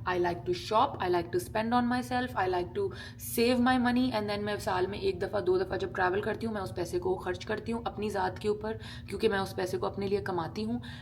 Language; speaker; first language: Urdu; native; Urdu